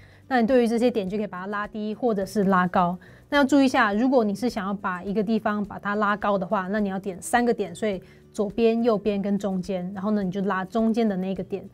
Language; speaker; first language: Chinese; native; Chinese